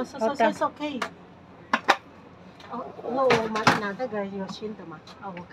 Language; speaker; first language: Chinese; non-native, learner; Filipino